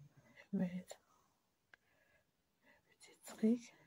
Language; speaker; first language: French; non-native, local second language; Lingala